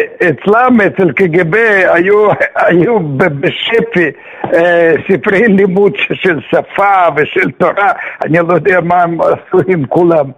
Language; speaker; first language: Hebrew; non-native, fluent; Russian